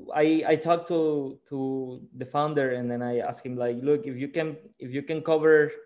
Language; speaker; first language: English; non-native, fluent; Spanish